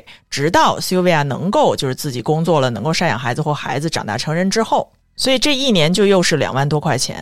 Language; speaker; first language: Chinese; native; Chinese